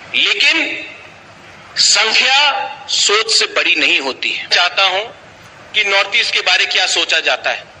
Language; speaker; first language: Hindi; non-native, local second language; Kok Borok